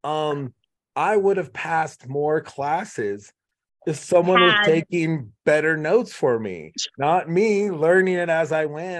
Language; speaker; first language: English; native; English